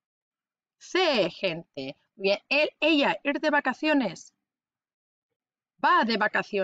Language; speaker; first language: Spanish; non-native, fluent; English